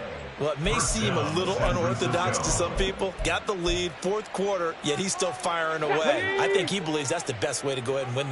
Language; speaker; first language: English; native; English